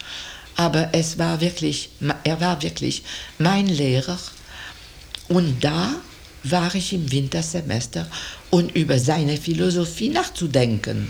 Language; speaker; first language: German; non-native, local second language; French